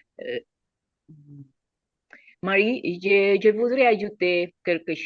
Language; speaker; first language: French; non-native, learner; Spanish